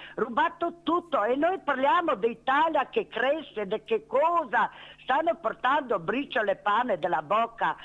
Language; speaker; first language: Italian; non-native, fluent; Bosnian